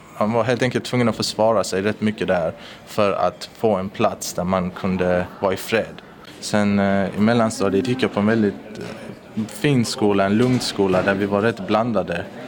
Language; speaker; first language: Swedish; early bilingual, other home language; Persian